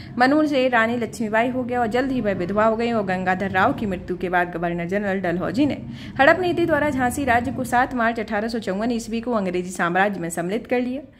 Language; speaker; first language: Hindi; native; Hindi